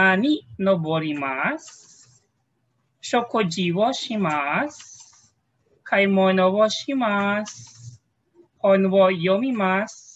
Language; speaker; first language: Japanese; non-native, fluent; Filipino